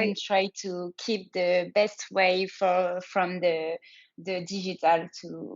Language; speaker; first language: English; non-native, learner; French